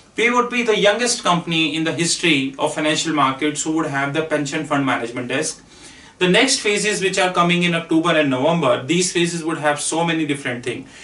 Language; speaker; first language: English; non-native, local second language; Hindi